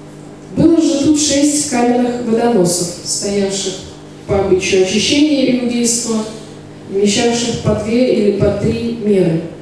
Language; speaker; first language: Russian; native; Russian